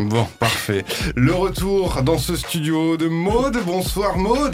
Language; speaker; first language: French; native; French